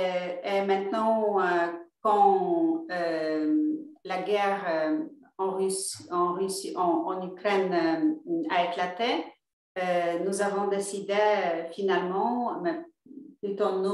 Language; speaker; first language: French; non-native, fluent; Polish